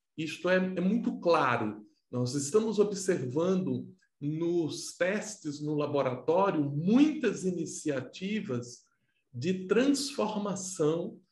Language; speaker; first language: Portuguese; native; Portuguese